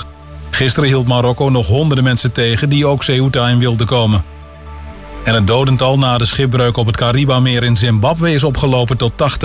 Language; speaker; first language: Dutch; native; Dutch